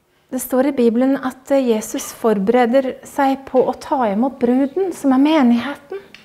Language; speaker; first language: Norwegian; native; Norwegian